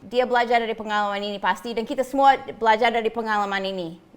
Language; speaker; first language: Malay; non-native, fluent; English